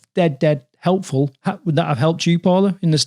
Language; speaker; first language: English; native; English